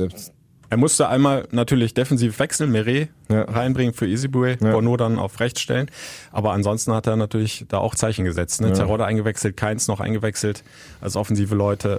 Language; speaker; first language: German; native; German